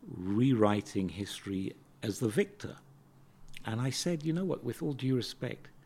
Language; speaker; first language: English; native; English